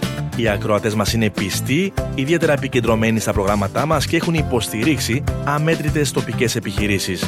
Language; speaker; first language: Greek; native; Greek